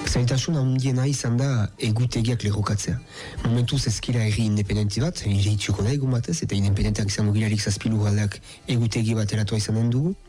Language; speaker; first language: Basque; native; Basque